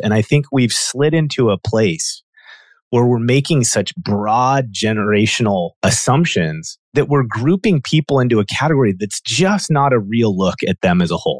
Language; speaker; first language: English; native; English